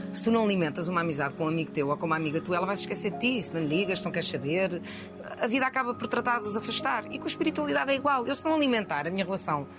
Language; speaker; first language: Portuguese; early bilingual, other home language; Spanish